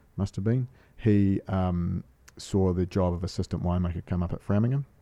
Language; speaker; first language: English; native; English